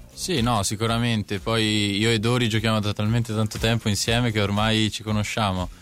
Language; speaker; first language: Italian; native; Italian